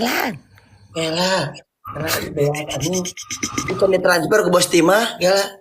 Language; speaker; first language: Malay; non-native, local second language; Sundanese